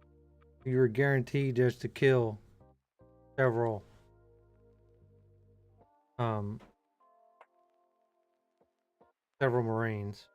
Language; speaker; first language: English; native; English